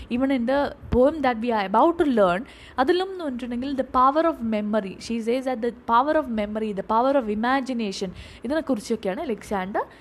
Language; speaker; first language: English; non-native, local second language; Malayalam